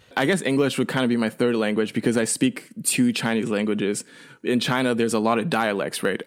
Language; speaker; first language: English; early bilingual, other home language; Chinese